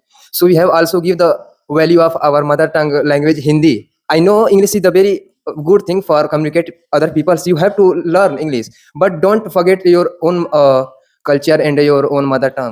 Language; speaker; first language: English; non-native, learner; Hindi